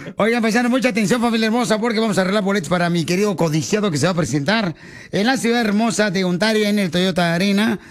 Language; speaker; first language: Spanish; native; Spanish